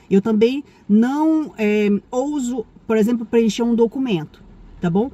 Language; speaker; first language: Portuguese; native; Portuguese